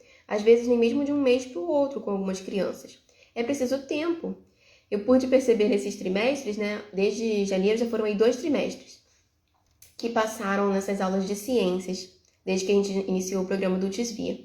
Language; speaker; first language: Portuguese; native; Portuguese